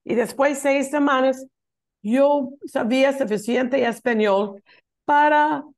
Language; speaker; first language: Spanish; non-native, learner; English